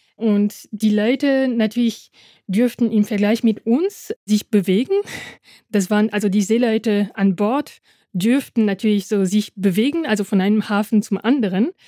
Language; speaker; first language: German; non-native, fluent; French